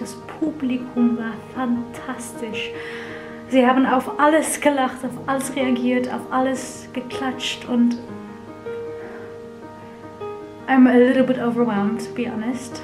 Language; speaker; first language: German; non-native, fluent; Dutch